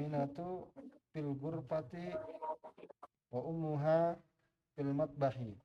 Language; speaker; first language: Arabic; non-native, learner; Indonesian